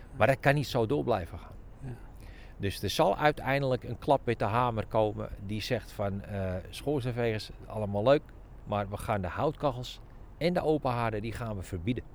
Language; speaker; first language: Dutch; native; Dutch